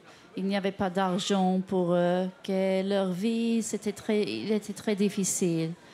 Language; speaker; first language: French; non-native, fluent; English